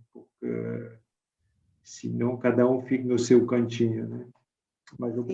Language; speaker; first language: Portuguese; non-native, fluent; French